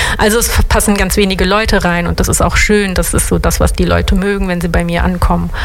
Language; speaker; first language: German; early bilingual, other home language; Italian